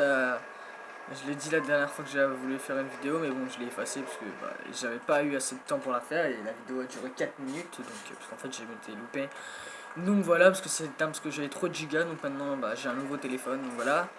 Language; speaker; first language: French; native; French